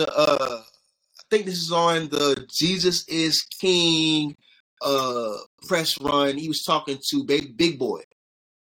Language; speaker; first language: English; native; English